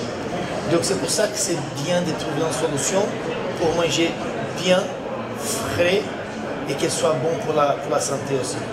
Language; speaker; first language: French; non-native, learner; Portuguese